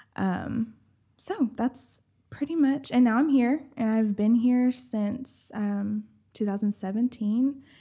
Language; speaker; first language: English; native; English